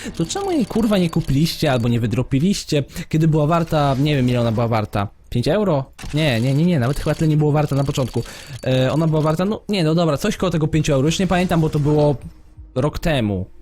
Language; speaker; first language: Polish; native; Polish